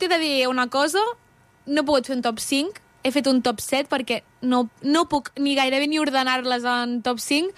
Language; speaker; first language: Catalan; native; Catalan